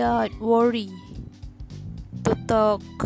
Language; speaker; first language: English; non-native, learner; Malay